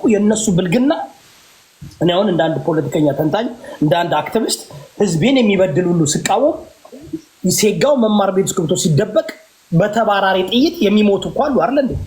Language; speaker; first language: Amharic; early bilingual, heritage; Amharic